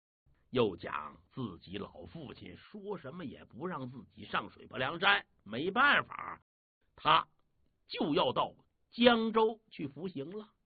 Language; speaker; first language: Chinese; native; Chinese